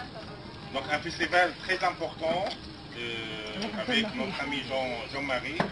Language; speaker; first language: French; non-native, fluent; Arabic